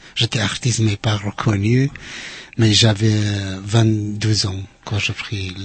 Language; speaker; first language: French; non-native, fluent; Arabic